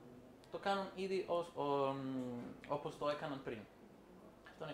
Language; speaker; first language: Greek; non-native, fluent; Italian